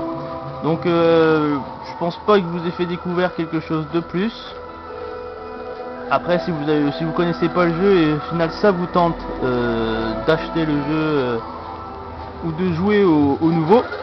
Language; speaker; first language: French; native; French